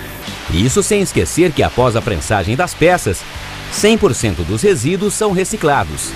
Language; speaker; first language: Portuguese; native; Portuguese